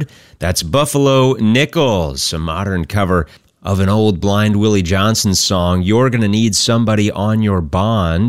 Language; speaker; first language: English; native; English